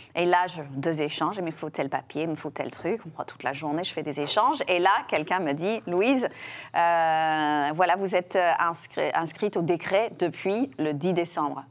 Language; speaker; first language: French; non-native, fluent; English